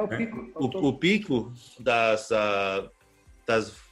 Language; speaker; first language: Portuguese; non-native, fluent; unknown